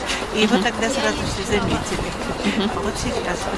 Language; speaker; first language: Russian; native; Russian